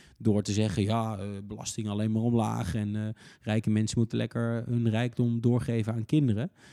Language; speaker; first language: Dutch; native; Dutch